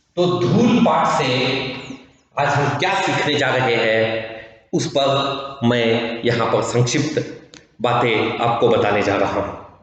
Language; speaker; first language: Hindi; non-native, local second language; Kannada